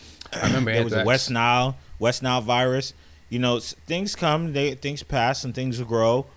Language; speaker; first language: English; native; English